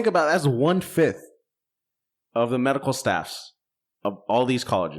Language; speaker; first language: English; native; English